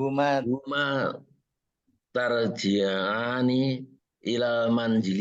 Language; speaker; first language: Arabic; non-native, learner; Indonesian